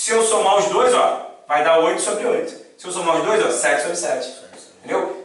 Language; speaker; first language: Portuguese; native; Portuguese